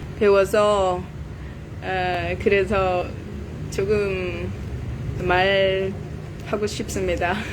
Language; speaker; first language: Korean; non-native, learner; Vietnamese